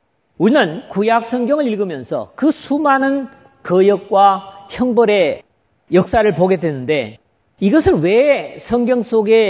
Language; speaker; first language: Korean; native; Korean